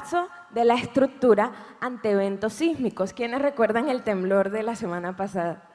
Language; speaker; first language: Spanish; native; Spanish